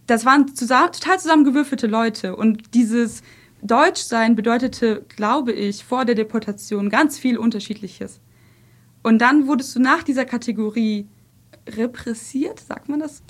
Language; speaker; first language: German; early bilingual, other home language; Russian